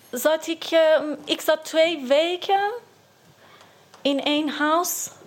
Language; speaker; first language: Dutch; non-native, learner; Persian